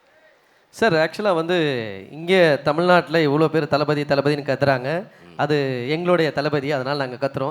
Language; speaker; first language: Tamil; native; Tamil